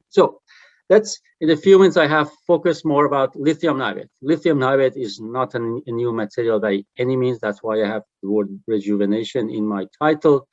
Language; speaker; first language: English; non-native, fluent; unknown